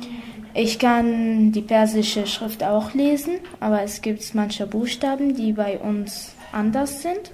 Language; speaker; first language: German; early bilingual, other home language; Arabic